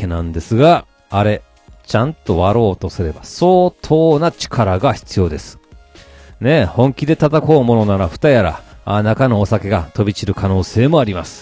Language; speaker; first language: Japanese; native; Japanese